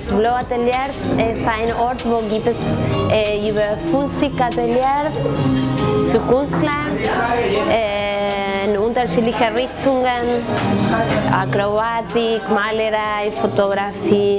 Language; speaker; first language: German; non-native, fluent; Spanish